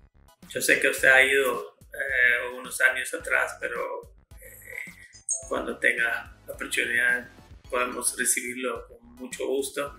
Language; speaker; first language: Spanish; non-native, fluent; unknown